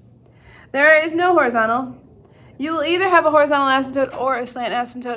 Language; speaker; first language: English; native; English